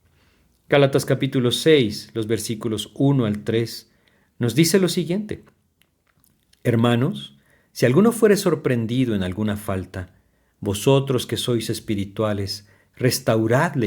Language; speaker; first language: Spanish; native; Spanish